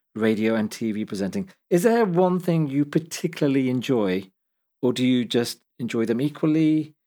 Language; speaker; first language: English; native; English